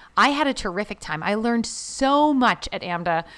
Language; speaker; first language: English; native; English